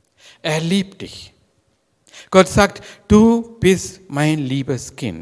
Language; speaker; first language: German; non-native, learner; Sinhala